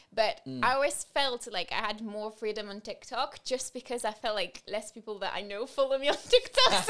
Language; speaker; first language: English; non-native, fluent; French